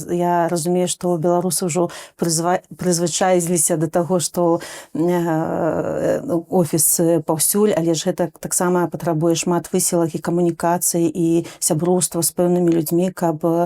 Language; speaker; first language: Belarusian; non-native, local second language; Russian